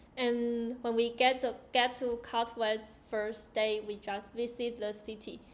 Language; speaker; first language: English; non-native, learner; Chinese